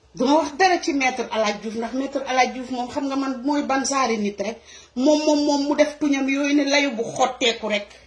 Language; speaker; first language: Wolof; non-native, local second language; Serer